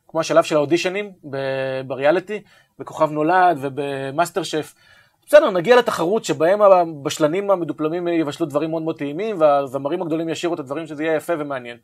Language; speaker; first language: Hebrew; native; Hebrew